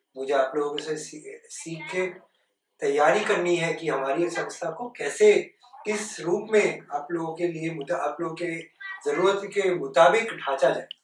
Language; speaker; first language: Hindi; non-native, local second language; Bangla